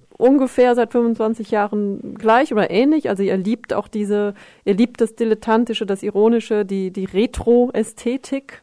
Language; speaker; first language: German; native; German